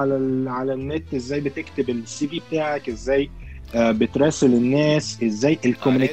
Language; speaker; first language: Arabic; native; Arabic